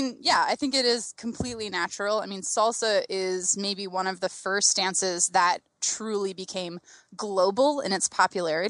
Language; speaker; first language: English; native; English